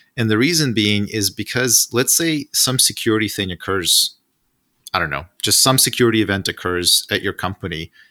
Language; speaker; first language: English; non-native, fluent; Russian